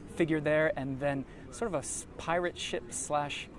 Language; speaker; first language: English; native; English